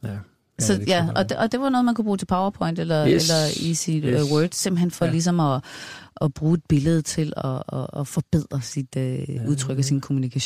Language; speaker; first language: Danish; native; Danish